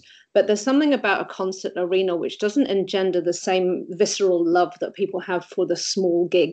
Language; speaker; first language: English; native; English